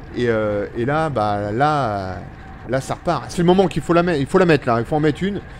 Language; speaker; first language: French; native; French